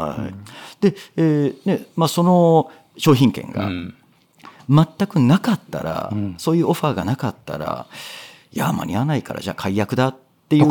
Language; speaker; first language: Japanese; native; Japanese